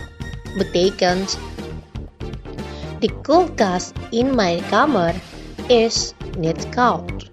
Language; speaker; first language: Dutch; non-native, learner; Indonesian